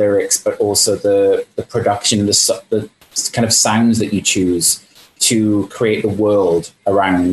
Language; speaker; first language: English; native; English